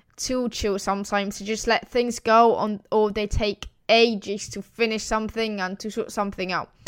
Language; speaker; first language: English; non-native, fluent; Italian